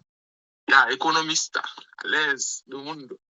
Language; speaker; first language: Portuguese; non-native, learner; Haitian Creole